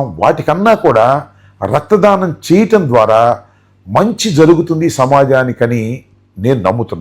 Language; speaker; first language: Telugu; native; Telugu